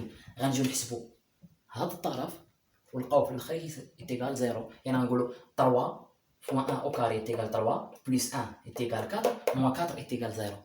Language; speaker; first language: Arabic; native; Arabic